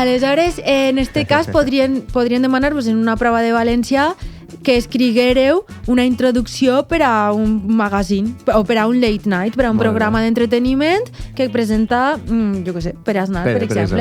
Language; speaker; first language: Catalan; native; Catalan